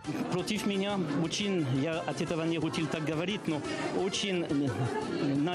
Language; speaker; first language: Russian; non-native, learner; French